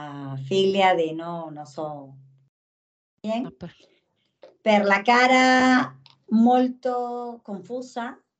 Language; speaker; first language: Italian; non-native, learner; Spanish